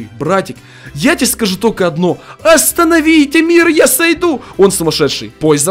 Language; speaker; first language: Russian; native; Russian